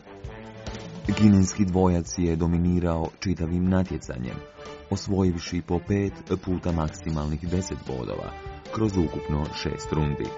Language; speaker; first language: Croatian; native; Croatian